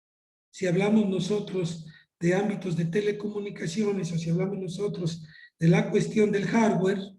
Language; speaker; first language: Spanish; native; Spanish